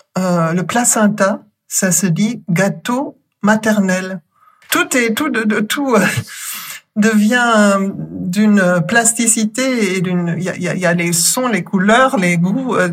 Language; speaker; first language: French; non-native, fluent; German